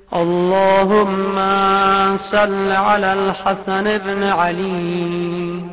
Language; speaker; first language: Arabic; non-native, fluent; Persian